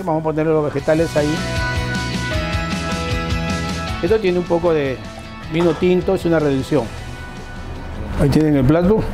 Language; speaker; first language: Spanish; native; Spanish